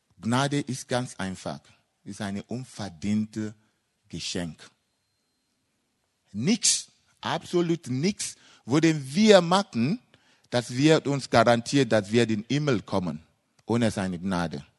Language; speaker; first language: German; non-native, fluent; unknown